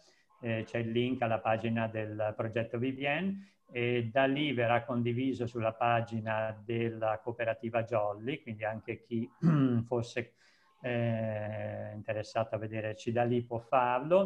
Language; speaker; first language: Italian; native; Italian